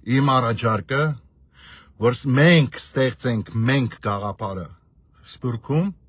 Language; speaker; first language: Armenian; native; Armenian